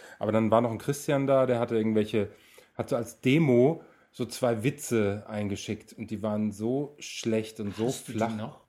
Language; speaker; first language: German; native; German